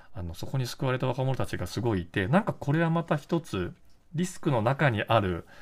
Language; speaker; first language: Japanese; native; Japanese